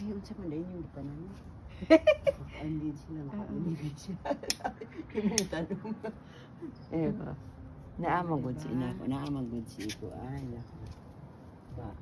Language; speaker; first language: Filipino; non-native, local second language; Hiligaynon